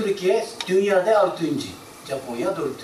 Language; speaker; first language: Turkish; non-native, fluent; Japanese